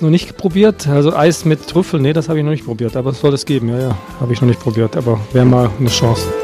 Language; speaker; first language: German; early bilingual, heritage; Croatian